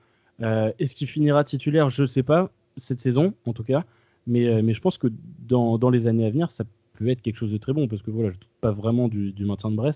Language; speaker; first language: French; native; French